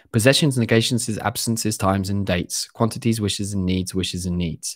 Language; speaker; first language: English; native; English